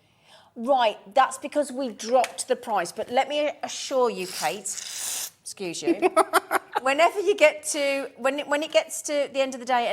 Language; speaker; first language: English; native; English